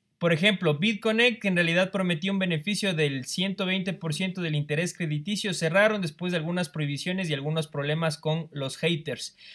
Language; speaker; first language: Spanish; native; Spanish